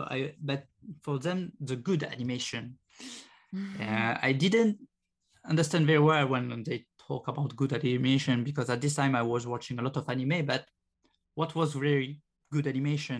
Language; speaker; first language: English; non-native, learner; French